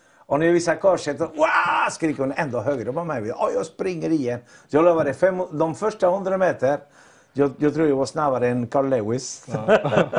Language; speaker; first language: Swedish; non-native, fluent; Spanish